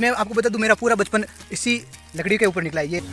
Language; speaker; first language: Hindi; non-native, local second language; Rajasthani